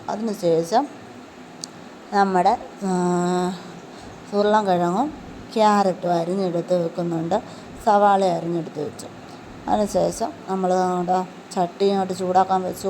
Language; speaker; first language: Malayalam; native; Malayalam